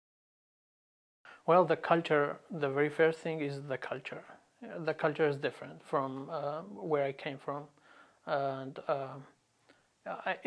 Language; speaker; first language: English; non-native, fluent; Arabic